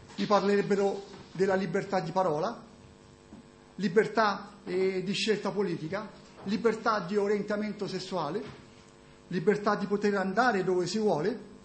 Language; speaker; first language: Italian; native; Italian